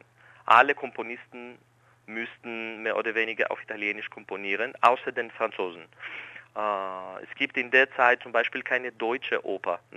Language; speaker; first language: German; non-native, fluent; Greek